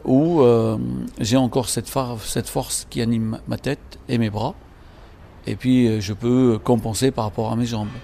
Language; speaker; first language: French; non-native, local second language; Arabic